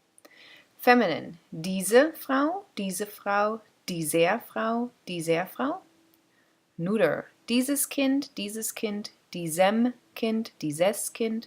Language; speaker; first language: German; non-native, fluent; English